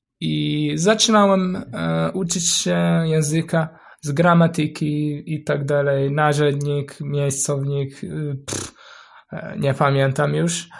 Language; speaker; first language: Polish; non-native, learner; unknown